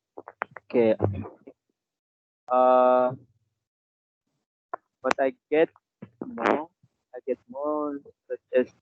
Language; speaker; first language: English; non-native, local second language; Malay